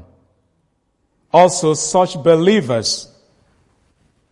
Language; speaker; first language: English; non-native, local second language; Igbo